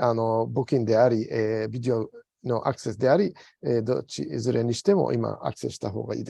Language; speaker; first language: Japanese; non-native, fluent; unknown